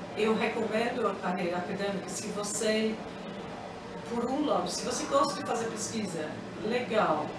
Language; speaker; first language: Portuguese; non-native, fluent; English